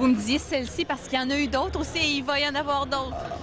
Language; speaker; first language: French; native; French